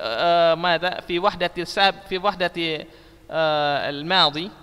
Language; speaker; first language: Arabic; non-native, fluent; Indonesian